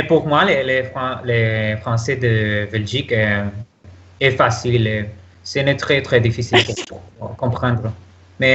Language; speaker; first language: French; non-native, learner; Spanish